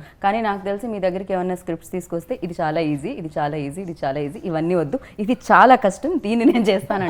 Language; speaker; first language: Telugu; native; Telugu